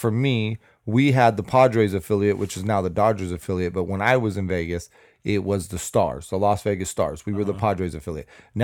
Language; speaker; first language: English; native; English